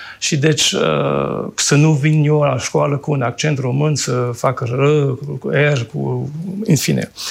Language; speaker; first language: Romanian; non-native, fluent; French